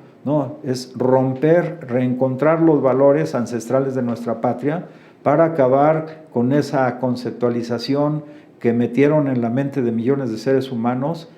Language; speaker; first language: Spanish; native; Spanish